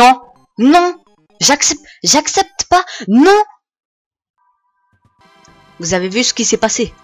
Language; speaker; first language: French; native; French